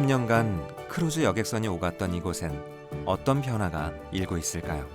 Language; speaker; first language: Korean; native; Korean